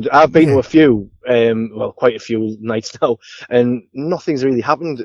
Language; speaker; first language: English; native; English